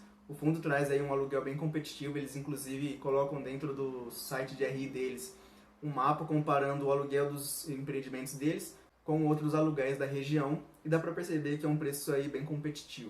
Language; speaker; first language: Portuguese; native; Portuguese